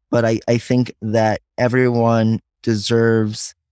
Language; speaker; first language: English; native; English